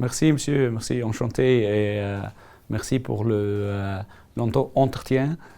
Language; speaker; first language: French; non-native, learner; Arabic